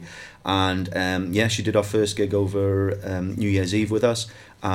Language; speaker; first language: English; native; English